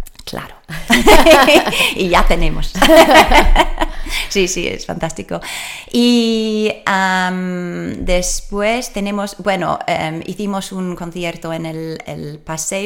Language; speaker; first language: Spanish; non-native, learner; English